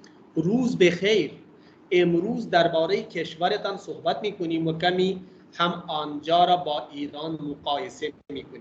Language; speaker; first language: Persian; non-native, fluent; Urdu